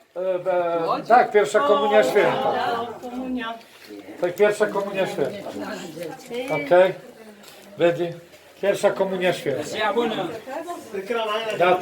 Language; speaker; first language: Polish; non-native, learner; Arabic